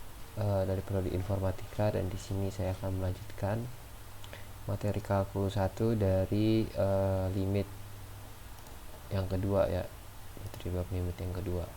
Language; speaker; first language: Indonesian; native; Indonesian